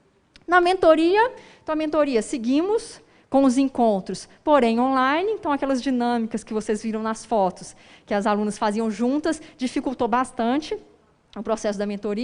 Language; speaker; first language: Portuguese; native; Portuguese